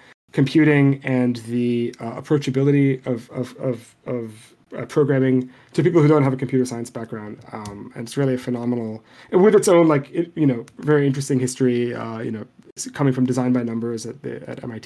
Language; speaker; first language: English; non-native, fluent; Arabic